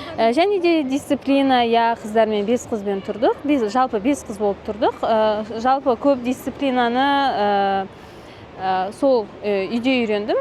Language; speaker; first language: Kazakh; native; Kazakh